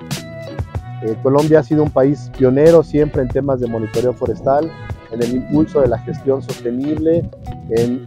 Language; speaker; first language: Spanish; native; Spanish